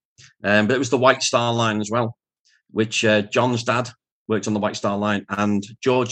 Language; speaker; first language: English; native; English